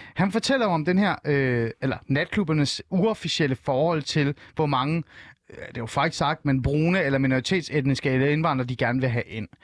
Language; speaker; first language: Danish; early bilingual, other home language; Persian